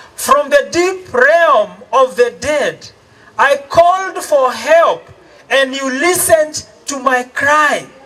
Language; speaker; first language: English; non-native, local second language; Swahili